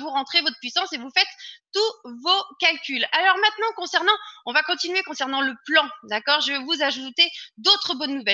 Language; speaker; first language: French; native; French